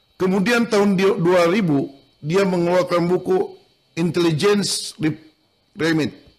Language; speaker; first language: Indonesian; non-native, local second language; Banjar